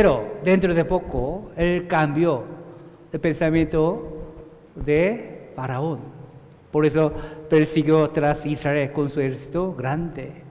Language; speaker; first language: Spanish; non-native, fluent; Korean